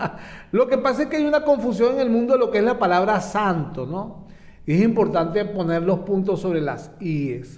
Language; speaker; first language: Spanish; native; Spanish